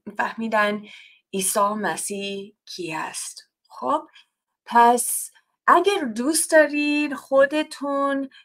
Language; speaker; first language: Tajik; non-native, learner; English